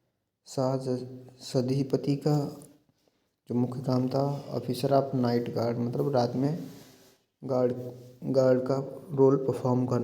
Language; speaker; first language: Hindi; native; Hindi